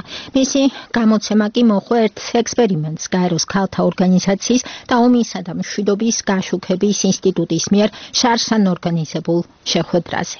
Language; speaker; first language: Georgian; native; Georgian